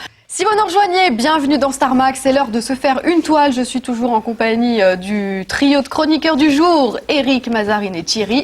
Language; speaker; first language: French; native; French